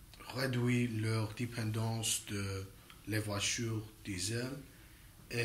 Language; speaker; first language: French; non-native, learner; English